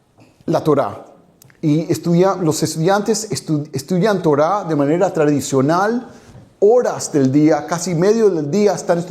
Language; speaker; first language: Spanish; non-native, fluent; English